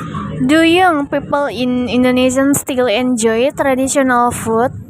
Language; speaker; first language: English; non-native, learner; Indonesian